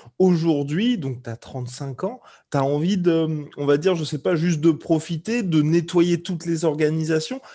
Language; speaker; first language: French; native; French